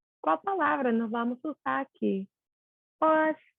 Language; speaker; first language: Portuguese; non-native, learner; English